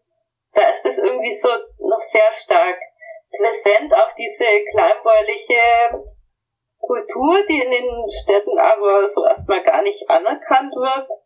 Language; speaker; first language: German; native; German